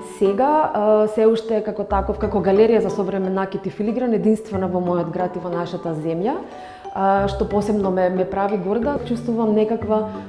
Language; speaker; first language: Macedonian; native; Macedonian